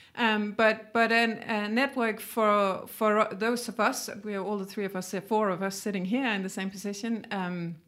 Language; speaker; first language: English; non-native, fluent; Danish